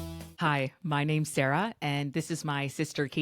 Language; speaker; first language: English; native; English